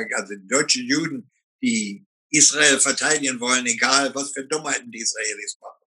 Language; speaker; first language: German; native; German